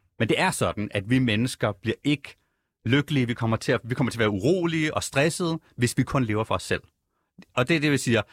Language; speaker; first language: Danish; native; Danish